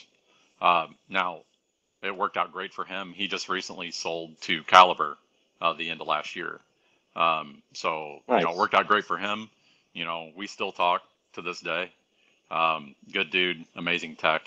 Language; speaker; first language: English; native; English